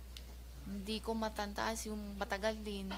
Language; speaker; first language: Filipino; non-native, learner; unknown